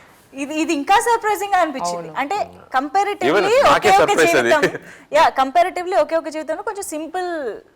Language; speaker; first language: Telugu; native; Telugu